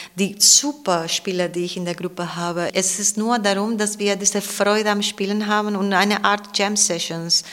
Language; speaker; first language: German; non-native, fluent; Spanish